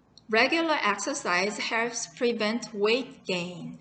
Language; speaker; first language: English; non-native, fluent; Korean